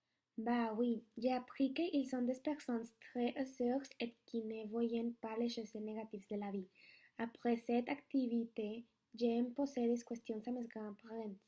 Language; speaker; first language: French; non-native, learner; Spanish